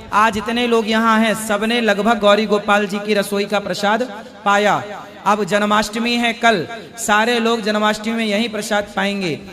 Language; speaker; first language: Hindi; native; Hindi